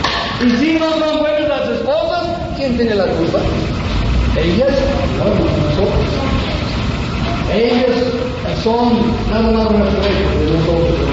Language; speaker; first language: Spanish; non-native, fluent; English